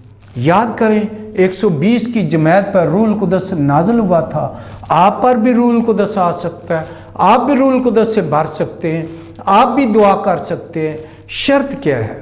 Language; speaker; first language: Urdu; non-native, local second language; Punjabi